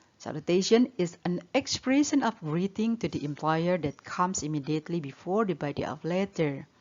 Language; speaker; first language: English; non-native, learner; Indonesian